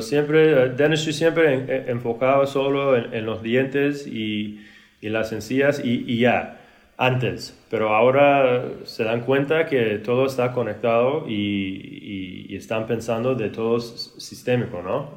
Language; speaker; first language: Spanish; early bilingual, heritage; Spanish